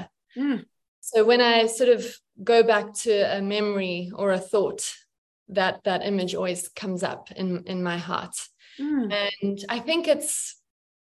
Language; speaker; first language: English; native; English